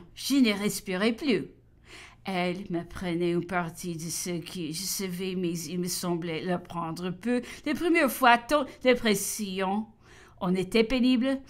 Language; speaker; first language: French; non-native, fluent; English